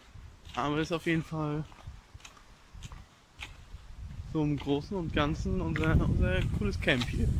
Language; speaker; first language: German; native; German